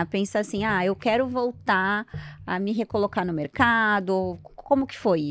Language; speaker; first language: Portuguese; native; Portuguese